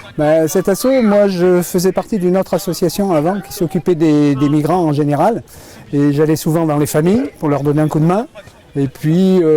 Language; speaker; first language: French; native; French